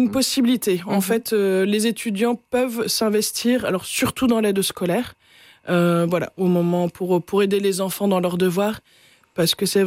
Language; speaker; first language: French; native; French